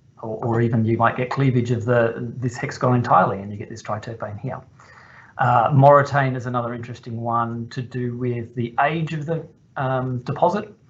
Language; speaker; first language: English; native; English